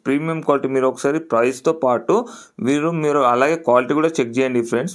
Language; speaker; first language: Telugu; native; Telugu